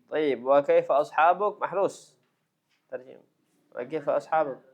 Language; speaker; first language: Arabic; non-native, fluent; Indonesian